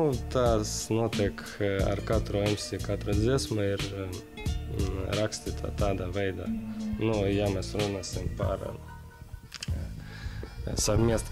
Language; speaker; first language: Latvian; non-native, local second language; Russian